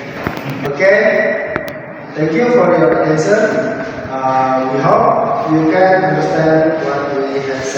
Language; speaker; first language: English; non-native, learner; Indonesian